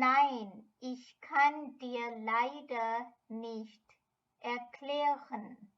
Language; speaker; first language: German; non-native, fluent; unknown